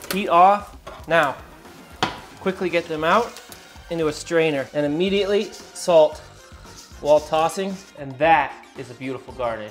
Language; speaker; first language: English; native; English